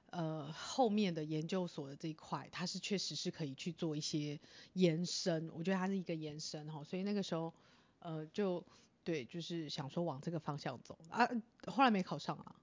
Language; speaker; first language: Chinese; native; Chinese